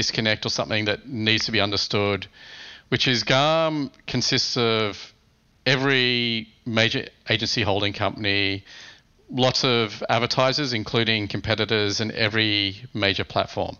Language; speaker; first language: English; native; English